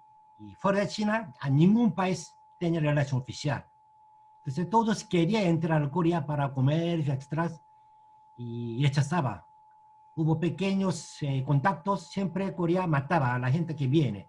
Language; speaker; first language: Spanish; non-native, learner; Korean